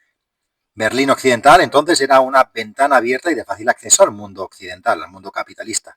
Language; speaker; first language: Spanish; native; Spanish